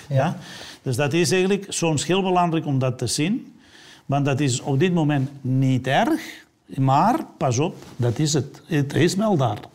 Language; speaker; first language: Dutch; non-native, fluent; Catalan